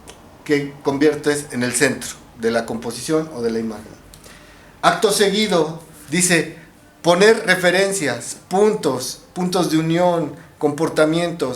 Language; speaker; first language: Spanish; native; Spanish